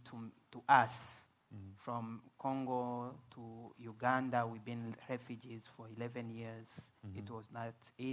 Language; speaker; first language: English; non-native, fluent; Swahili